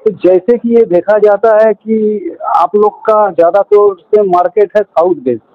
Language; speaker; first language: Hindi; non-native, local second language; Bangla